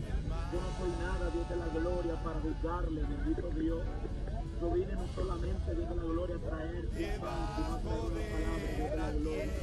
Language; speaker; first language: Spanish; native; Spanish